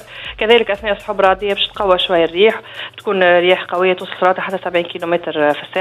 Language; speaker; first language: Arabic; native; Arabic